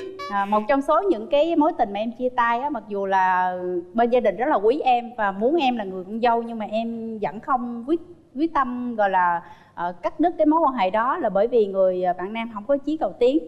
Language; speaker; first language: Vietnamese; native; Vietnamese